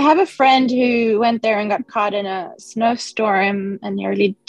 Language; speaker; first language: English; non-native, local second language; Swedish